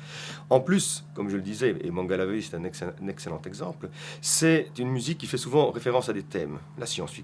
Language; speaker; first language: French; native; French